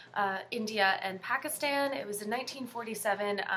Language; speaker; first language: English; native; English